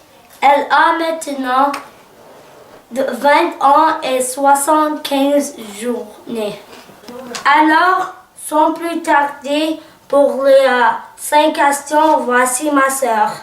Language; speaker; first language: French; early bilingual, other home language; Arabic